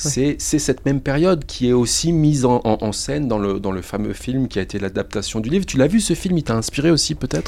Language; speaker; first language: French; native; French